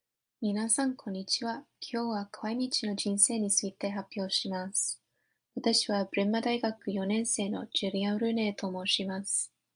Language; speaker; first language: Japanese; non-native, learner; English